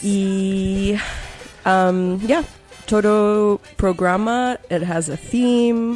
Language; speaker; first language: English; native; English